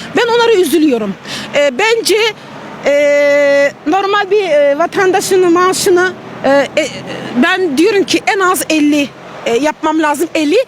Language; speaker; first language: Turkish; non-native, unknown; Russian